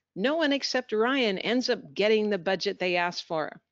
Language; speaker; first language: English; native; English